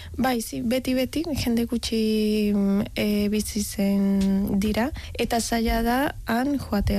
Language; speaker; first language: Basque; non-native, fluent; Spanish